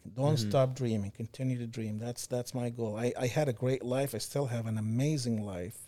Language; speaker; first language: English; non-native, fluent; Arabic